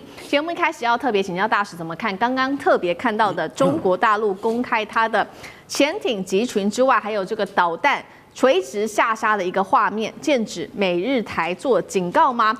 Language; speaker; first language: Chinese; native; Chinese